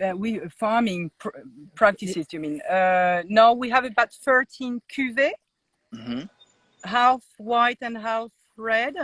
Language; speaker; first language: English; non-native, fluent; French